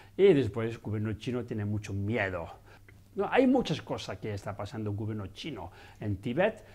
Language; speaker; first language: Spanish; non-native, learner; Chinese